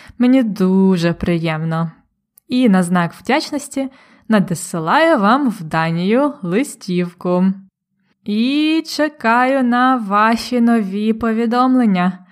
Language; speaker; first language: Ukrainian; native; Ukrainian